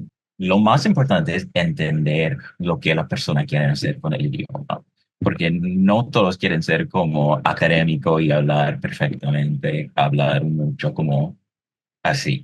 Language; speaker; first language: Spanish; non-native, fluent; English